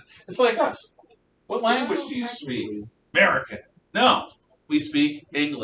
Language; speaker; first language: English; native; English